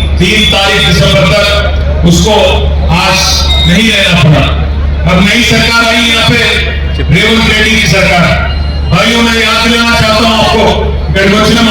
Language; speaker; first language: Urdu; non-native, local second language; Telugu